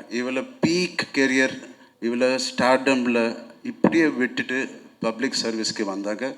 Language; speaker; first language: Tamil; non-native, local second language; Telugu